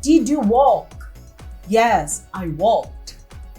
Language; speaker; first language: English; non-native, fluent; Portuguese